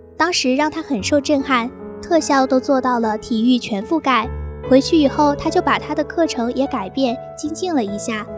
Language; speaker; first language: Chinese; native; Chinese